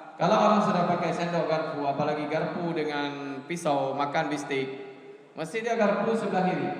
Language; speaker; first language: Malay; non-native, local second language; Achinese